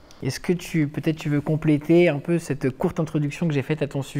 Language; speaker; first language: French; native; French